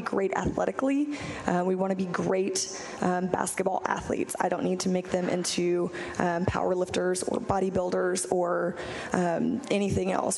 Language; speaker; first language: English; native; English